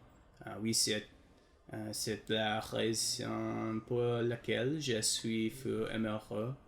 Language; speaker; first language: French; non-native, learner; English